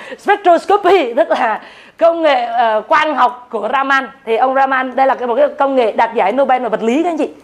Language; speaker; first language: Vietnamese; native; Vietnamese